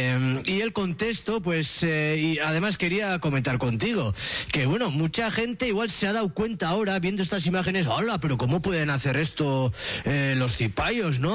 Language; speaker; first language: Spanish; native; Spanish